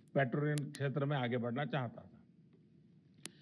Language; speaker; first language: Hindi; non-native, local second language; Gujarati